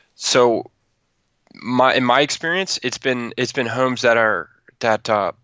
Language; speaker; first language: English; native; English